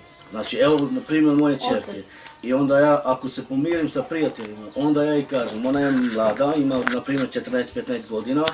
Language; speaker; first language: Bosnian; non-native, local second language; Romany